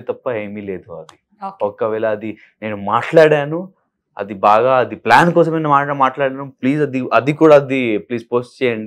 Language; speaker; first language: Telugu; non-native, local second language; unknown